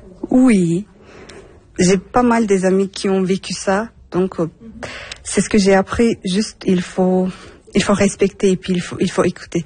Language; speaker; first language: French; non-native, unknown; Turkish